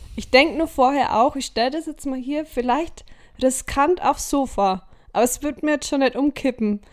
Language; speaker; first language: German; native; German